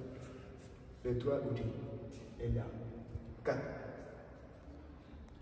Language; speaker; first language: French; non-native, local second language; Wolof